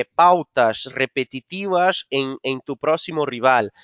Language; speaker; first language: Spanish; non-native, fluent; Portuguese